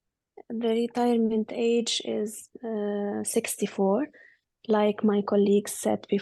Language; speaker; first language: English; non-native, fluent; Arabic